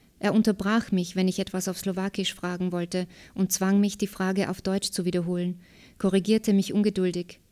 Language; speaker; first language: German; early bilingual, other home language; Slovak